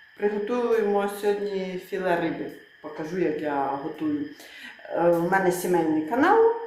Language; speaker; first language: Ukrainian; native; Ukrainian